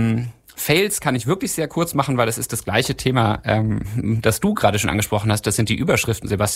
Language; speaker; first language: German; native; German